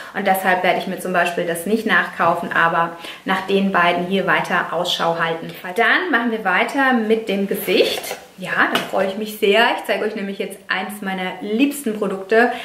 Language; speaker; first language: German; non-native, fluent; Italian